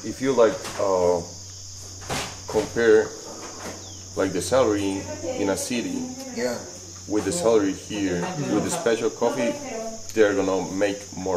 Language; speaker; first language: English; non-native, fluent; Spanish